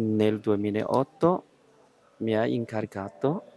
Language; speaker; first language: Italian; non-native, learner; Chinese